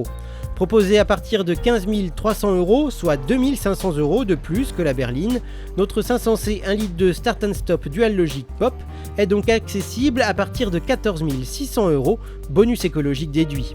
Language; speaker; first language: French; native; French